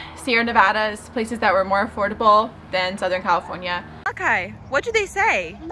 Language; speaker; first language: English; native; English